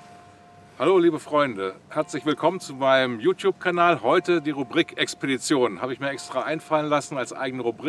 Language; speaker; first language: German; native; German